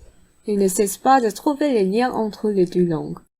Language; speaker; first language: French; non-native, fluent; Korean